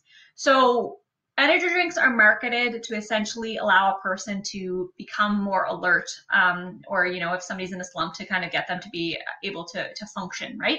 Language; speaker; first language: English; native; English